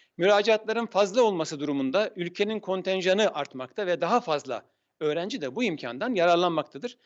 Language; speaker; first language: Turkish; native; Turkish